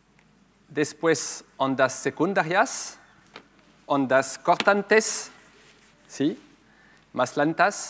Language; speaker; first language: Spanish; non-native, fluent; French